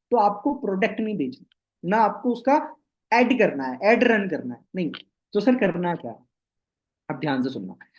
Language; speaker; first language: Hindi; non-native, local second language; Bangla